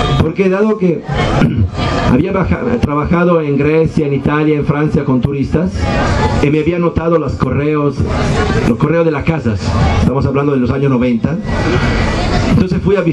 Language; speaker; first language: Spanish; non-native, fluent; Italian